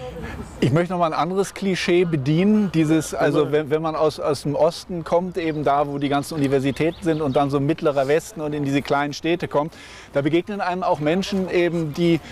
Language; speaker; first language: German; native; German